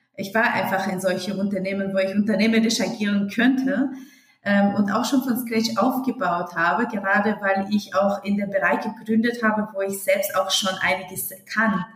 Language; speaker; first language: German; non-native, fluent; Russian